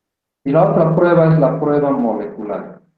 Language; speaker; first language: Spanish; native; Spanish